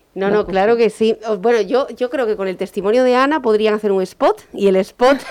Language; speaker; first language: Spanish; native; Spanish